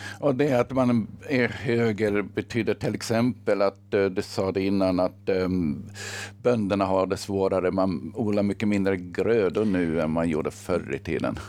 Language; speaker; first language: Swedish; native; Swedish